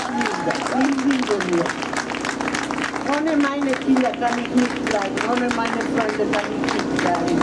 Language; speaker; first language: German; non-native, learner; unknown